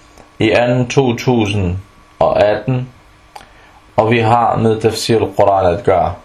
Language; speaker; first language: Danish; early bilingual, other home language; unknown